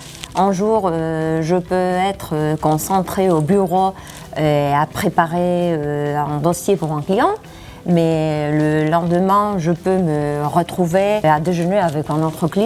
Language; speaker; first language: French; non-native, fluent; Spanish